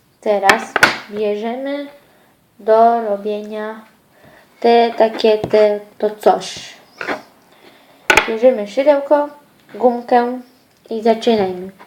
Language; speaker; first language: Polish; early bilingual, other home language; Ukrainian